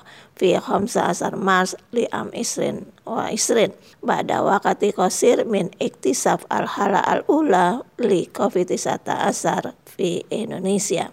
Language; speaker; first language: Arabic; non-native, fluent; Indonesian